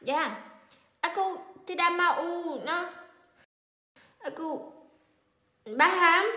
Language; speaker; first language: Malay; non-native, learner; Vietnamese